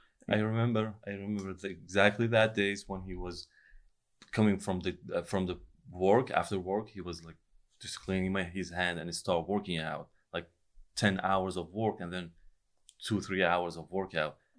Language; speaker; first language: English; non-native, fluent; Persian